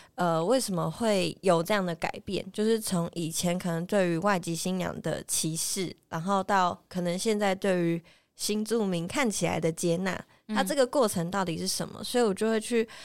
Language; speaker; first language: Chinese; native; Chinese